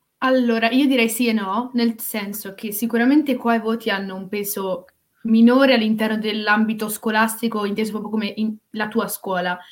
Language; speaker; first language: Italian; native; Italian